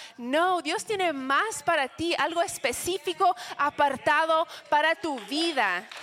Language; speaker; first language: Spanish; non-native, fluent; English